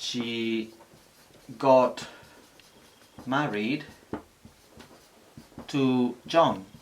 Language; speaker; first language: English; non-native, fluent; Spanish